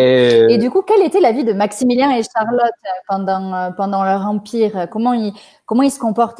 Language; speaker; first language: French; native; French